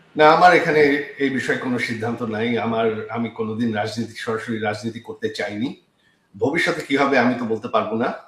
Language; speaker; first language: Bangla; early bilingual, heritage; Bangla